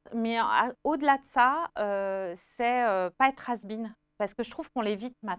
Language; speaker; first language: French; native; French